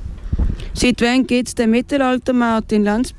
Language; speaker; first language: German; native; German